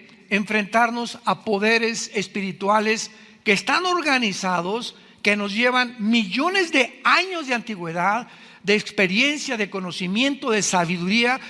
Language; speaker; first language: Spanish; native; Spanish